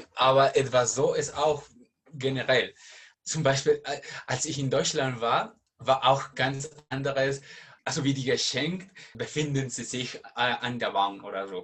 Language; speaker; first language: German; non-native, learner; Spanish